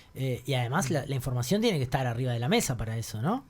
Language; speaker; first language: Spanish; native; Spanish